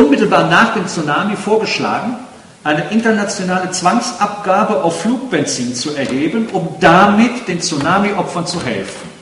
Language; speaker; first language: German; native; German